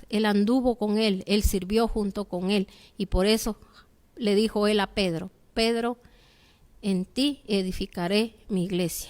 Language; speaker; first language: Spanish; native; Spanish